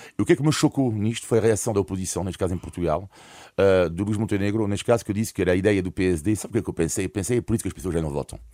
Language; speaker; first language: Portuguese; non-native, fluent; French